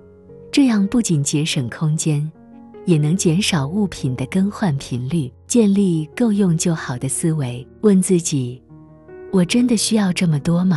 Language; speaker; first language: Chinese; native; Chinese